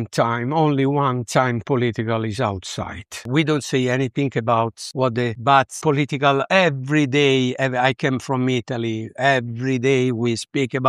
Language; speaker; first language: English; non-native, learner; Italian